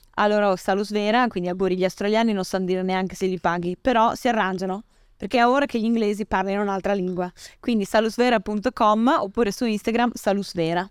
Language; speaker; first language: Italian; early bilingual, other home language; English